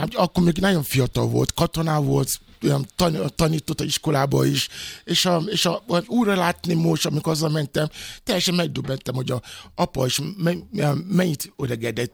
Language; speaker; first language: Hungarian; non-native, fluent; Yoruba